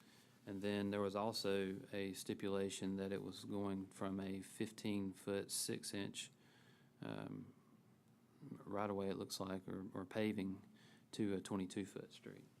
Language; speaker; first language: English; native; English